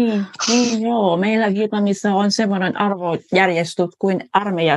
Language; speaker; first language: Finnish; non-native, fluent; Vietnamese